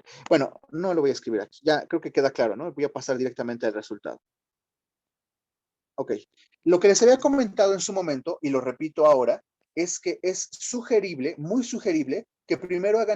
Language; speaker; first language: Spanish; native; Spanish